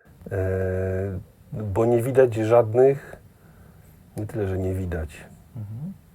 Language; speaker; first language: Polish; native; Polish